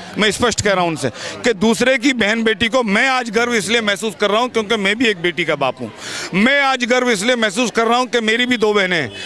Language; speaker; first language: Hindi; native; Hindi